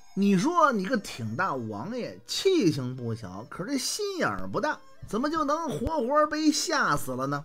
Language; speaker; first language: Chinese; native; Chinese